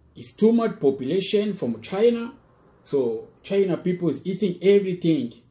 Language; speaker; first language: English; non-native, learner; Lingala